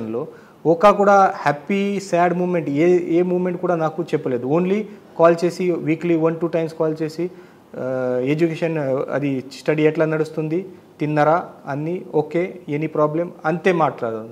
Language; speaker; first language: Telugu; non-native, learner; Marathi